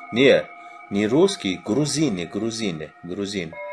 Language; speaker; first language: Russian; non-native, learner; Azerbaijani